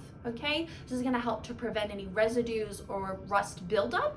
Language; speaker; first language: English; native; English